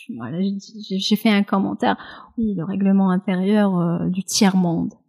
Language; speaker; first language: French; non-native, local second language; Kabyle